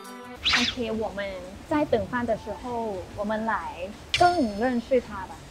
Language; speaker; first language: Chinese; non-native, fluent; Thai